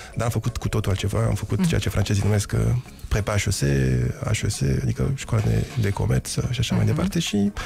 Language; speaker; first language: French; non-native, fluent; Romanian